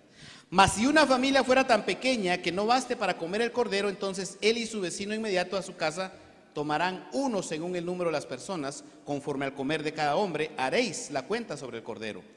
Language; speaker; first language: Spanish; native; Spanish